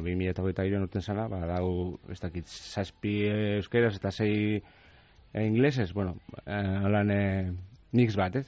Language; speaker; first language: Basque; native; Basque